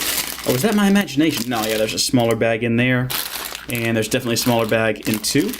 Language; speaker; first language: English; native; English